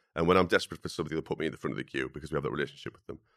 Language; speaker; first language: English; native; English